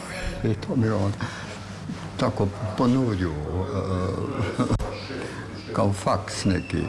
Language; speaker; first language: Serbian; non-native, fluent; German